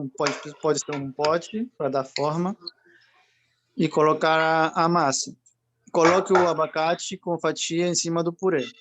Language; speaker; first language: Portuguese; non-native, learner; Spanish